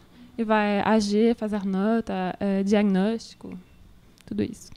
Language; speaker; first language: Portuguese; non-native, learner; French